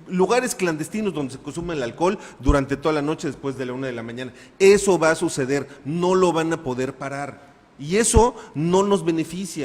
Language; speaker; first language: Spanish; native; Spanish